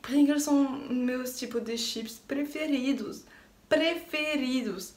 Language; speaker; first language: Portuguese; non-native, learner; French